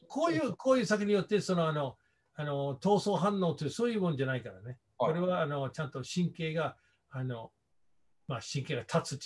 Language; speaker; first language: Japanese; non-native, fluent; English